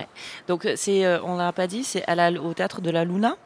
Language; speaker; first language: French; native; French